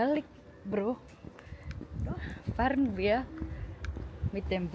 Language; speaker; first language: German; non-native, learner; Indonesian